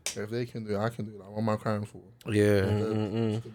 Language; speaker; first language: English; native; English